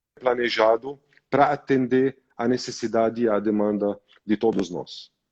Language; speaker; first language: Portuguese; non-native, fluent; Arabic